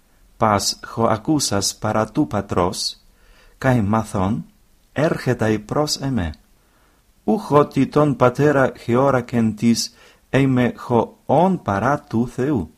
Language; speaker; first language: Greek; non-native, fluent; Ukrainian